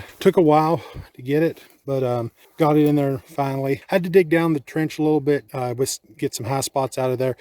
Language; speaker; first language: English; native; English